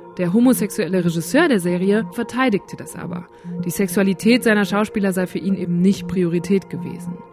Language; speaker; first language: German; native; German